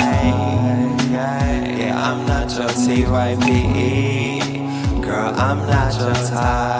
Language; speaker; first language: English; native; English